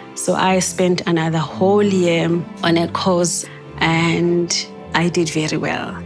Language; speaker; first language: English; non-native, local second language; Zulu